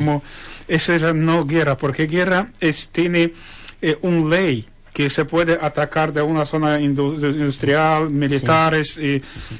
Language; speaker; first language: Spanish; non-native, learner; Ukrainian